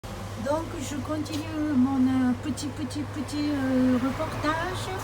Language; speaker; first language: French; non-native, fluent; Japanese